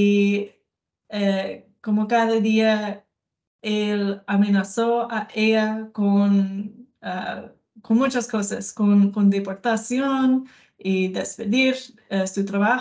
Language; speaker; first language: Spanish; non-native, learner; English